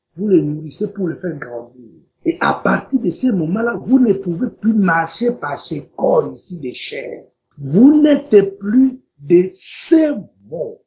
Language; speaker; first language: French; non-native, local second language; Lingala